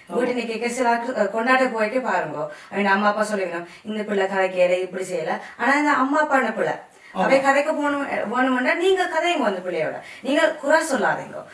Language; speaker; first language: Tamil; early bilingual, heritage; Tamil